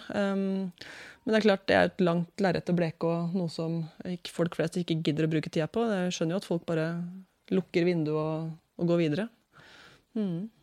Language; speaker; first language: Norwegian; native; Norwegian